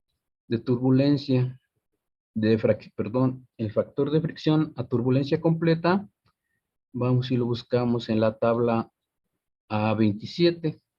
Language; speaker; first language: Spanish; native; Spanish